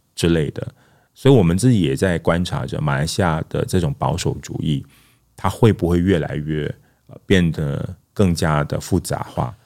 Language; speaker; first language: Chinese; non-native, local second language; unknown